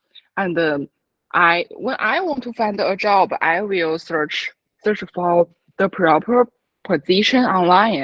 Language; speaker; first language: English; non-native, fluent; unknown